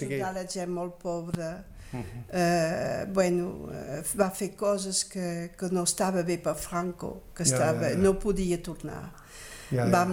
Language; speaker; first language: Catalan; early bilingual, heritage; Catalan